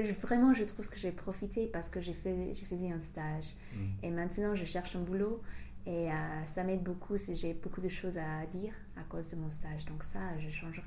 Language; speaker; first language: French; non-native, fluent; English